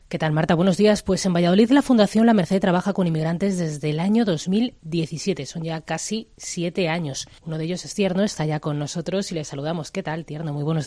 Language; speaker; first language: Spanish; native; Spanish